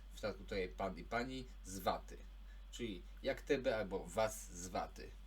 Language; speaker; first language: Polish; native; Polish